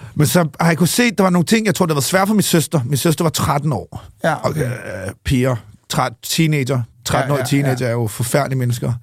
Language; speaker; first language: Danish; early bilingual, other home language; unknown